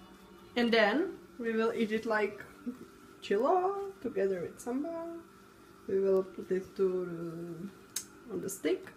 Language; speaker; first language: English; non-native, learner; Czech